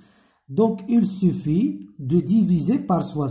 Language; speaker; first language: French; non-native, local second language; Arabic